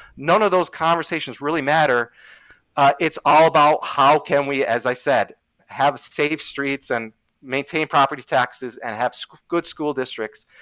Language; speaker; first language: English; native; English